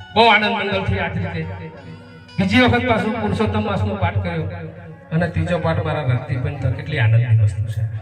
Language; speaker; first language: Gujarati; native; Gujarati